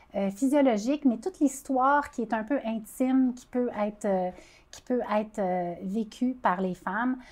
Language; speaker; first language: French; native; French